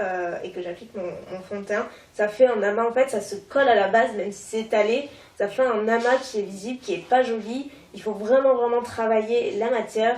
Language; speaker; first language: French; native; French